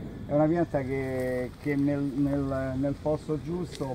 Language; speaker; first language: Italian; native; Italian